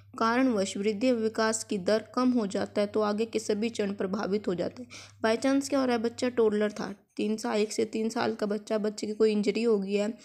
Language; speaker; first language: Hindi; native; Hindi